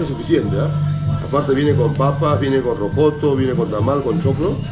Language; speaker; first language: Spanish; native; Spanish